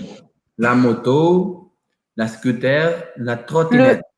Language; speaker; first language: French; non-native, learner; Portuguese